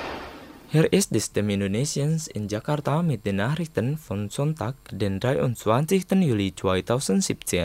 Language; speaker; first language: German; non-native, fluent; Indonesian